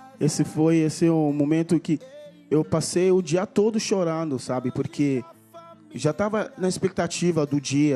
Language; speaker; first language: Portuguese; non-native, fluent; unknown